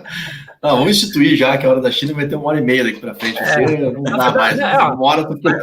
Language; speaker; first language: Portuguese; native; Portuguese